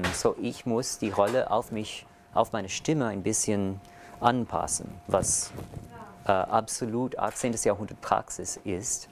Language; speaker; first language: German; non-native, fluent; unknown